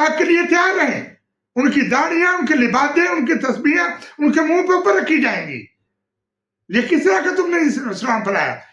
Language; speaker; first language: Urdu; non-native, local second language; Punjabi